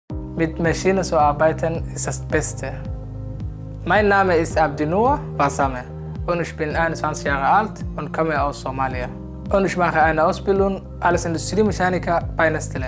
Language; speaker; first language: German; non-native, learner; Somali